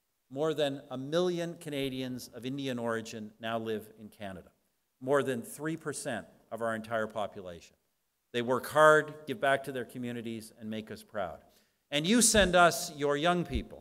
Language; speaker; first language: English; native; English